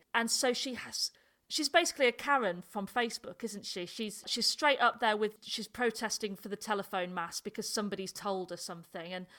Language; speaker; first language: English; native; English